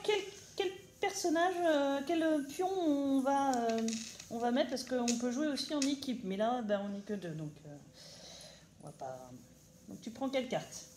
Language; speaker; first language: French; native; French